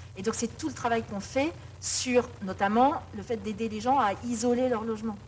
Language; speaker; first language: French; native; French